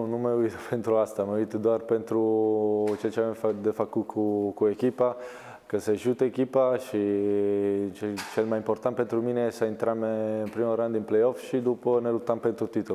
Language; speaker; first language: Romanian; non-native, learner; Italian